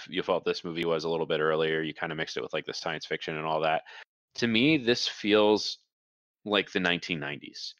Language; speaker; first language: English; native; English